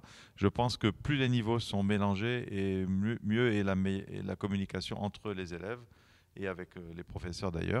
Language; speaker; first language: French; native; French